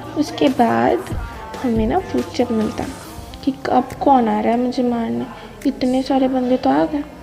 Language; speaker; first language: Hindi; non-native, local second language; Bangla